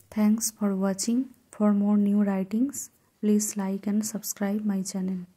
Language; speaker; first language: English; non-native, local second language; Bangla